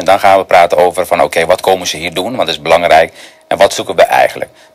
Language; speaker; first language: Dutch; non-native, fluent; Spanish